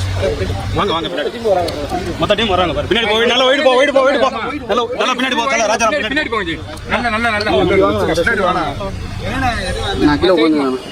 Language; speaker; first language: Tamil; native; Tamil